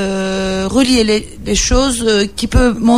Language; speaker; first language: French; non-native, learner; Turkish